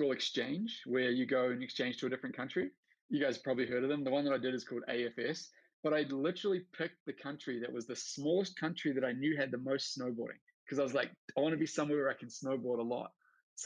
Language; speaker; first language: English; native; English